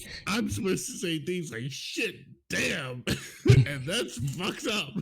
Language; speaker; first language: English; native; English